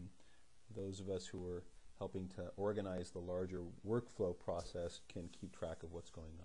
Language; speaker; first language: English; native; English